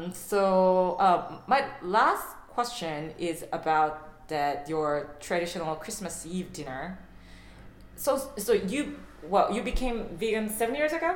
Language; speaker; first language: English; non-native, fluent; Korean